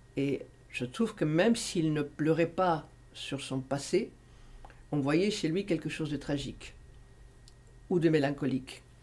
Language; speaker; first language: French; non-native, fluent; Spanish